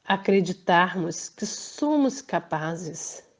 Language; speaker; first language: Portuguese; native; Portuguese